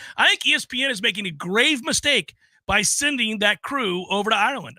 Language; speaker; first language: English; native; English